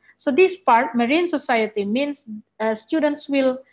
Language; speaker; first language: English; non-native, fluent; Indonesian